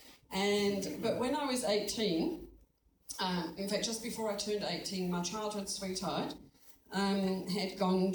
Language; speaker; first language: English; native; English